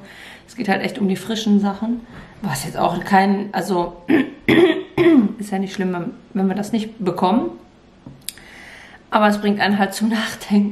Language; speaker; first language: German; native; German